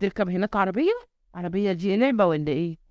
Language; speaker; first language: Arabic; native; Arabic